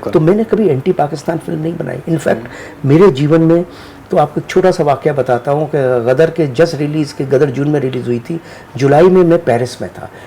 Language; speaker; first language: Hindi; native; Hindi